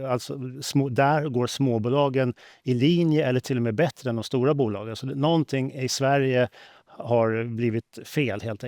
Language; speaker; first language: Swedish; native; Swedish